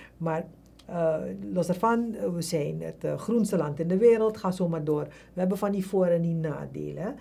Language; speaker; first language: Dutch; native; Dutch